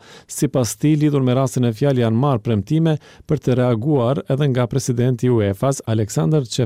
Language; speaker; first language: Albanian; native; Albanian